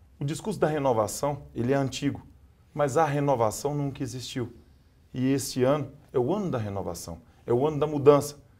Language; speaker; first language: Portuguese; native; Portuguese